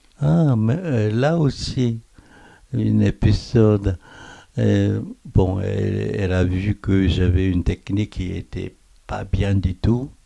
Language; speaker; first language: French; non-native, fluent; Korean